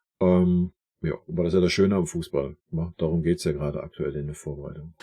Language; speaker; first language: German; native; German